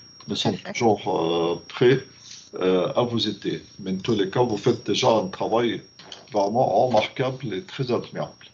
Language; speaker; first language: French; non-native, fluent; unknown